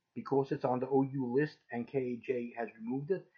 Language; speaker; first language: English; native; English